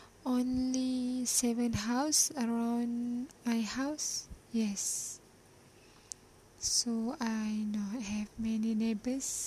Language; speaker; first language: English; non-native, learner; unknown